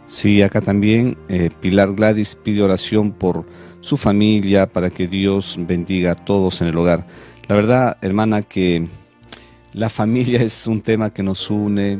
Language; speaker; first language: Spanish; native; Spanish